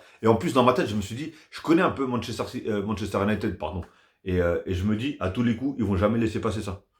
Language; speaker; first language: French; native; French